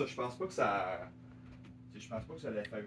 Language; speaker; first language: French; native; French